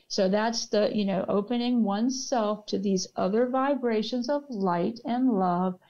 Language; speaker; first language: English; native; English